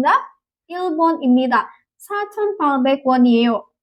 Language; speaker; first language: Korean; non-native, fluent; Indonesian